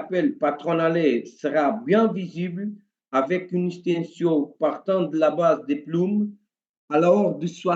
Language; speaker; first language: French; non-native, learner; Portuguese